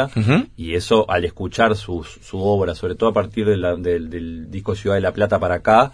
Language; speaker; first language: Spanish; native; Spanish